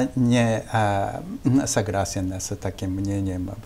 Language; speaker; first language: Russian; non-native, fluent; Japanese